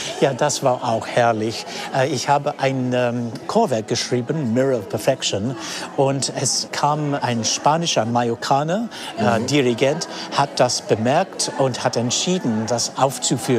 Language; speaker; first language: German; non-native, fluent; English